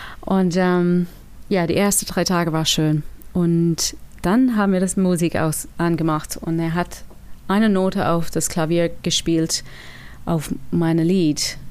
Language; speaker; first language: German; non-native, learner; English